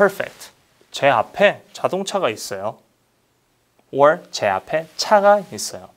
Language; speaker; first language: Korean; non-native, fluent; English